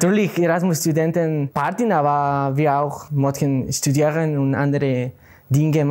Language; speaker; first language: German; non-native, learner; Spanish